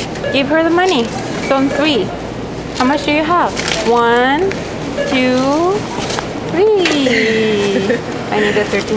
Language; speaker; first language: English; non-native, fluent; Spanish